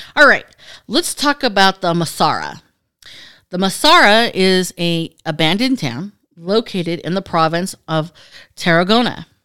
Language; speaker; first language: English; native; English